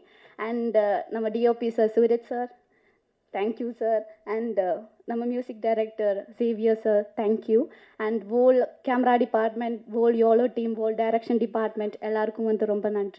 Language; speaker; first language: Tamil; non-native, fluent; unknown